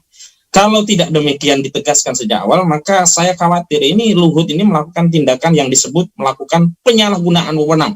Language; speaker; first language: Indonesian; native; Indonesian